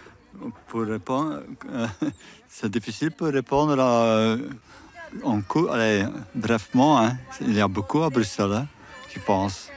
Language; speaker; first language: French; non-native, learner; Dutch